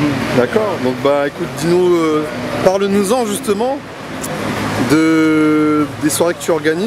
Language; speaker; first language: French; native; French